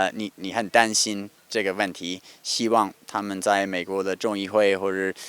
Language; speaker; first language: Chinese; non-native, fluent; English